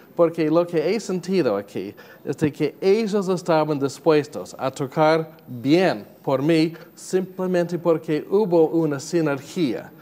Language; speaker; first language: Spanish; non-native, fluent; English